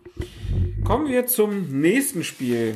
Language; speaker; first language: German; native; German